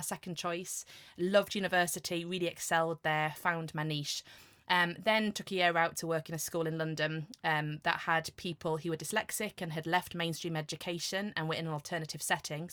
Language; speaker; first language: English; native; English